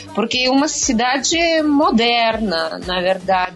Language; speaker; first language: Portuguese; non-native, learner; Russian